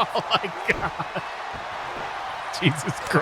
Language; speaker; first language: English; native; English